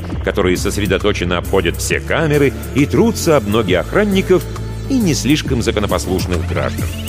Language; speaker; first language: Russian; native; Russian